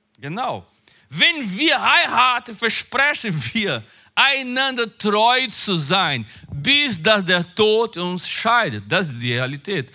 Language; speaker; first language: German; non-native, learner; Portuguese